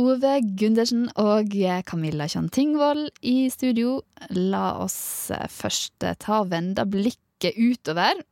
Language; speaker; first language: Norwegian; native; Norwegian